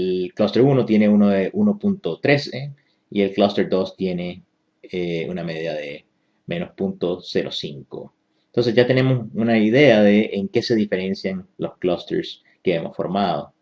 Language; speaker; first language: Spanish; native; Spanish